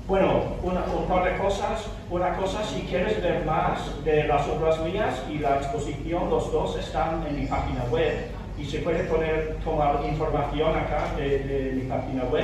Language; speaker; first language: Spanish; non-native, fluent; English